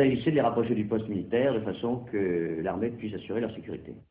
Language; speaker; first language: French; native; French